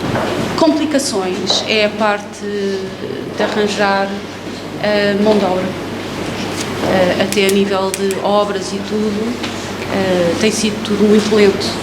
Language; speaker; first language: Portuguese; native; Portuguese